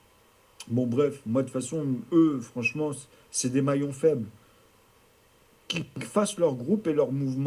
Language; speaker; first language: French; native; French